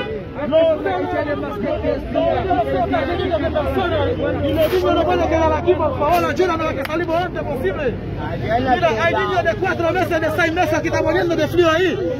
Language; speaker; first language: Spanish; non-native, learner; Haitian Creole